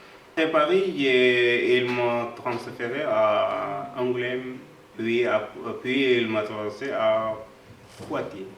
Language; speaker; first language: French; non-native, learner; Arabic